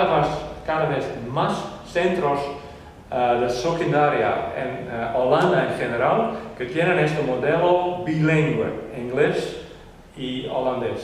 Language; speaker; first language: Spanish; non-native, fluent; Western Frisian